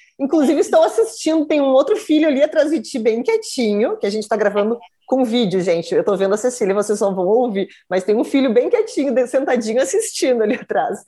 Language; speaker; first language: Portuguese; native; Portuguese